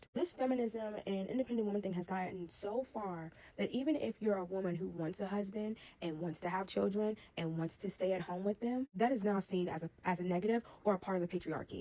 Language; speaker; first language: English; native; English